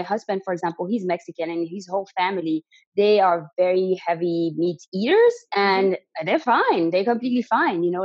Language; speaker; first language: English; non-native, fluent; French